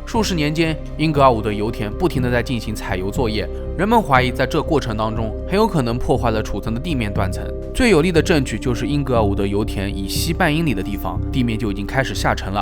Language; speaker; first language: Chinese; native; Chinese